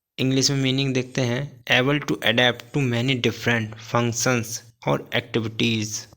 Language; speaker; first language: Hindi; native; Hindi